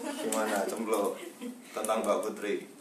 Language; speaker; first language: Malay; non-native, local second language; Javanese